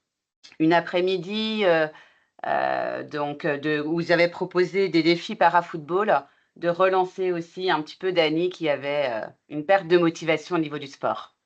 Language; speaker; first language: French; native; French